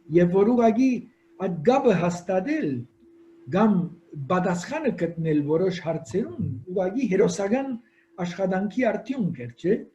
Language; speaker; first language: Armenian; early bilingual, heritage; Armenian